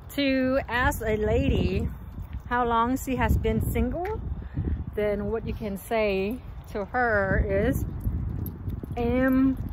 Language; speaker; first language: English; non-native, fluent; Vietnamese